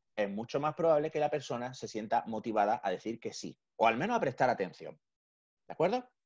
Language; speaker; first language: Spanish; native; Spanish